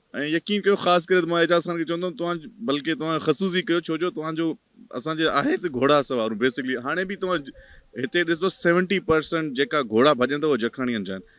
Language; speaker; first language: Sindhi; native; Sindhi